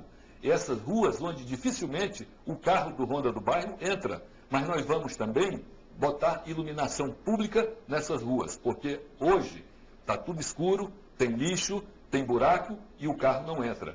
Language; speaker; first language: Portuguese; native; Portuguese